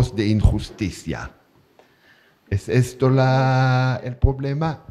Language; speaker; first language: Spanish; non-native, learner; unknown